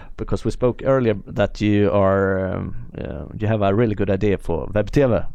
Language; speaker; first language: English; non-native, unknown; Swedish